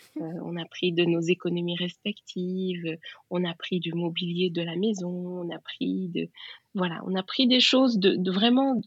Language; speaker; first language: French; non-native, local second language; Wolof